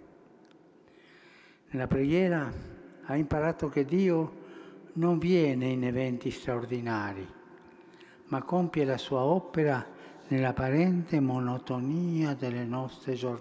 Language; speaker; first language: Italian; early bilingual, heritage; Spanish